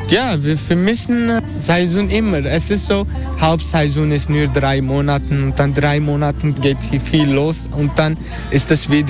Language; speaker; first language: German; non-native, learner; Turkish